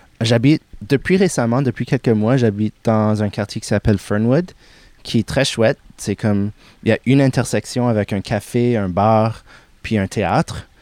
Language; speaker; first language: French; non-native, local second language; English